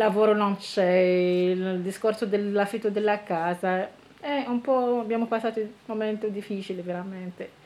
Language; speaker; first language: Italian; non-native, learner; Arabic